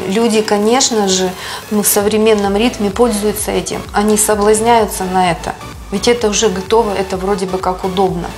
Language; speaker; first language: Russian; native; Russian